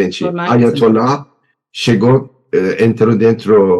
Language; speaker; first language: Portuguese; non-native, learner; Persian